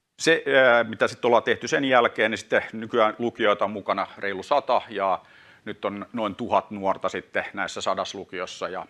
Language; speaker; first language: Finnish; non-native, local second language; Swedish